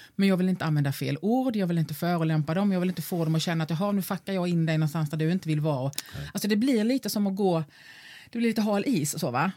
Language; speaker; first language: Swedish; native; Swedish